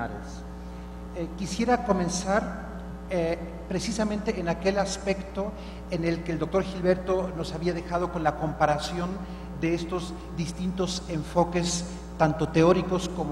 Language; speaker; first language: Spanish; non-native, fluent; German